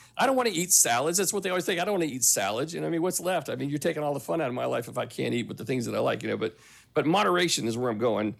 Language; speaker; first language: English; native; English